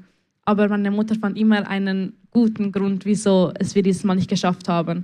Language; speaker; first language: German; early bilingual, other home language; Spanish